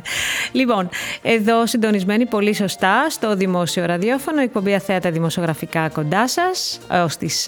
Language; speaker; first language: Greek; native; Greek